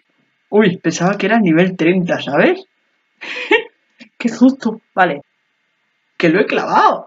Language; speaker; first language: Spanish; native; Spanish